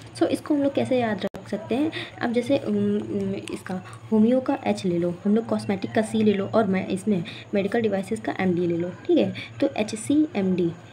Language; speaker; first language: Hindi; native; Hindi